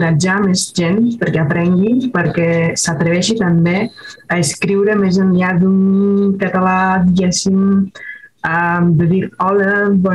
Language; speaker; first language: Catalan; non-native, fluent; Spanish